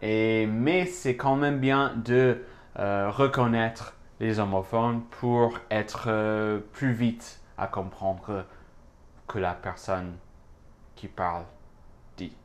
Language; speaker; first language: French; non-native, fluent; English